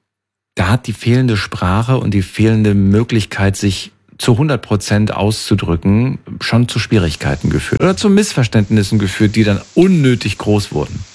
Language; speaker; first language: German; native; German